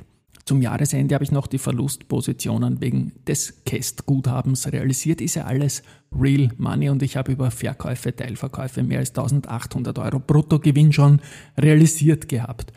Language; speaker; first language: German; native; German